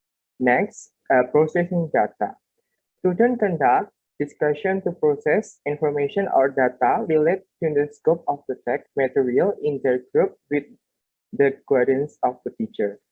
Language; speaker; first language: English; non-native, learner; Indonesian